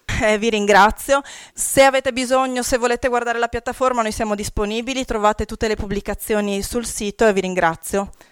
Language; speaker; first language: Italian; native; Italian